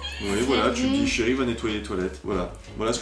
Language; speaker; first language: French; native; French